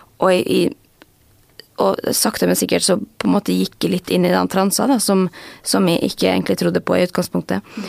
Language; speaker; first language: Norwegian; native; Norwegian